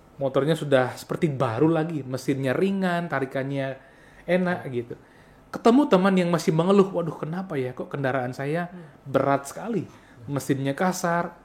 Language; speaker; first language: Indonesian; non-native, local second language; Balinese